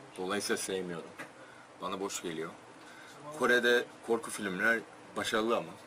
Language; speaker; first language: Turkish; non-native, fluent; Korean